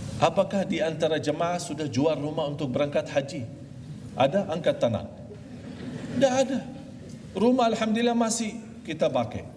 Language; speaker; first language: Malay; non-native, fluent; Arabic